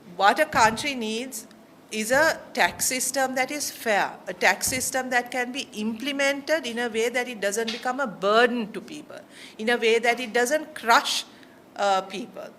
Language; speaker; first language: English; non-native, local second language; Sinhala